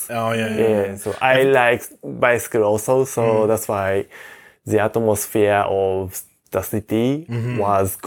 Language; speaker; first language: English; non-native, learner; Japanese